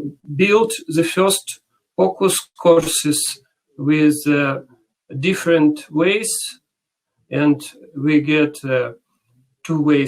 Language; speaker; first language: English; non-native, learner; Russian